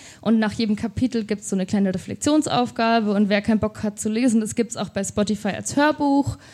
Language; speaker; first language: German; native; German